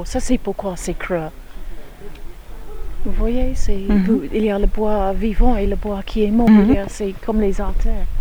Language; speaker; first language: French; non-native, fluent; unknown